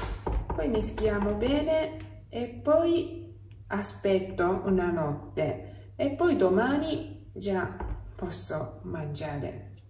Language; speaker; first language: Italian; non-native, learner; Japanese